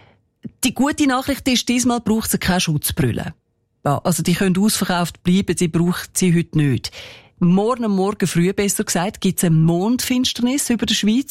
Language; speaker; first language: German; native; German